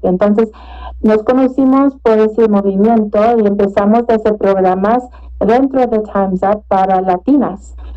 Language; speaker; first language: Spanish; early bilingual, heritage; Spanish